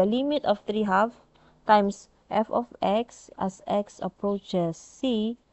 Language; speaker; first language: English; non-native, local second language; Filipino